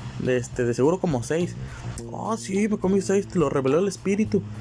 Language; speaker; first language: Spanish; native; Spanish